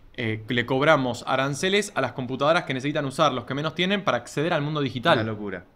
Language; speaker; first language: Spanish; native; Spanish